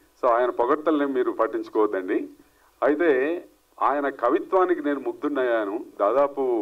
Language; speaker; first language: Telugu; native; Telugu